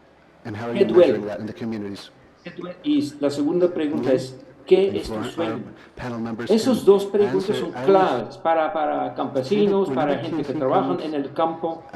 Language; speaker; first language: Spanish; non-native, fluent; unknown